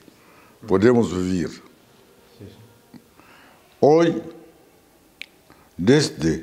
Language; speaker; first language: Spanish; non-native, fluent; Arabic